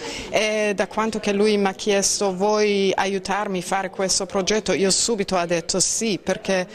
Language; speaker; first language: Italian; non-native, fluent; Persian